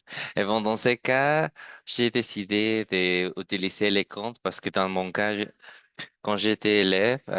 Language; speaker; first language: French; non-native, fluent; Spanish